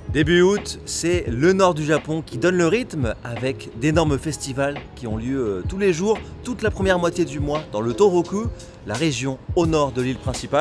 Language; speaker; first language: French; native; French